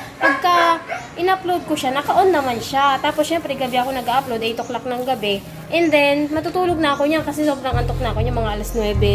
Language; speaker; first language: Filipino; non-native, local second language; Bikol